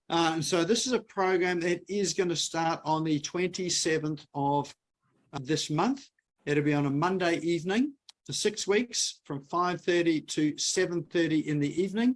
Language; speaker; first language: English; native; English